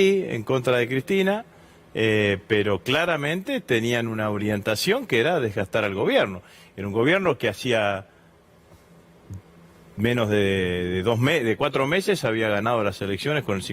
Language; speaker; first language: Spanish; native; Spanish